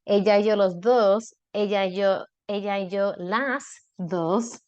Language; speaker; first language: Spanish; non-native, fluent; English